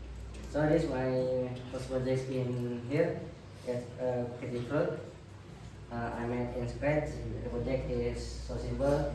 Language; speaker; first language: English; non-native, learner; Indonesian